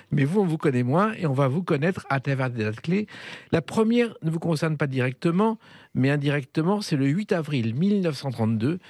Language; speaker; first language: French; native; French